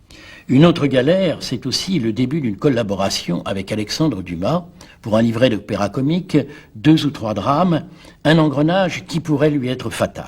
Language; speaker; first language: French; native; French